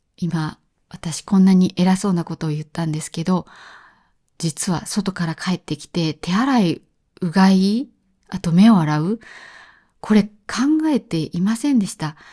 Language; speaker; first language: Japanese; native; Japanese